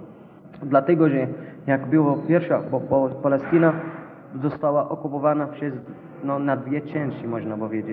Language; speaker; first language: Polish; non-native, learner; Arabic